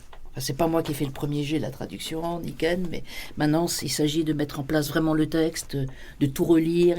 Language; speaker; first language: French; native; French